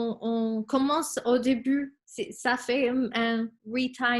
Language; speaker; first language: French; non-native, fluent; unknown